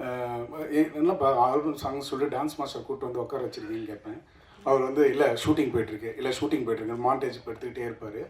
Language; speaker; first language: Tamil; native; Tamil